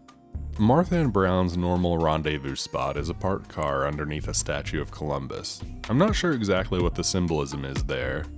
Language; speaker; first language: English; native; English